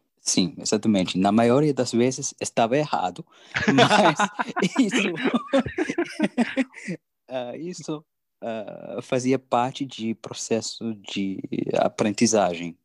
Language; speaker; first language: Portuguese; non-native, learner; English